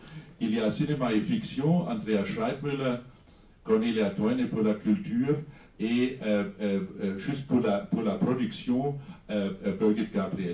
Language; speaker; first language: French; non-native, fluent; German